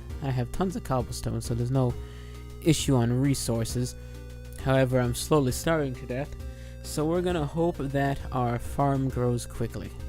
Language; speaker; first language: English; native; English